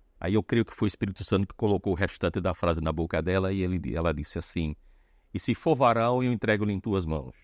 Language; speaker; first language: Portuguese; early bilingual, heritage; Portuguese